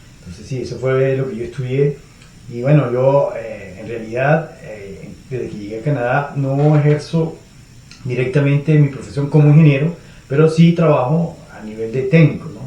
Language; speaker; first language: Spanish; native; Spanish